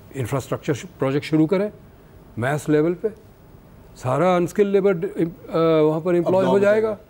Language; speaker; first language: Urdu; native; Urdu